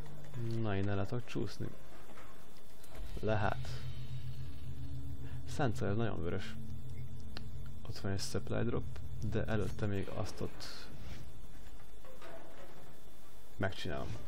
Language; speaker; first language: Hungarian; native; Hungarian